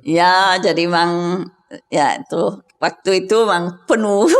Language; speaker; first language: Indonesian; non-native, fluent; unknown